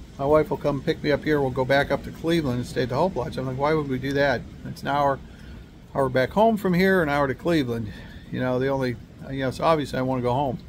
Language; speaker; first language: English; native; English